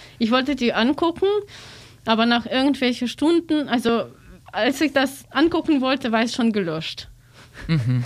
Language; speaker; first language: German; non-native, learner; Russian